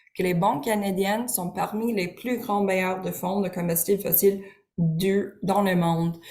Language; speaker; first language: French; non-native, learner; English